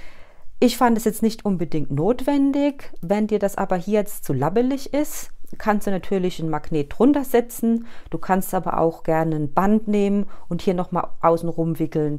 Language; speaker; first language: German; native; German